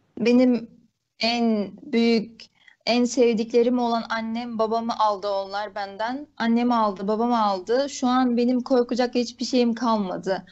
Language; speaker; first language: Turkish; early bilingual, other home language; Uyghur